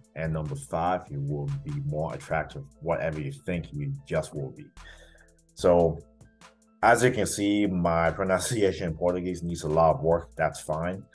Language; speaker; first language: English; native; English